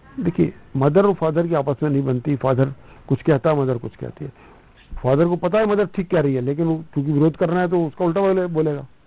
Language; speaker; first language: Hindi; non-native, local second language; Punjabi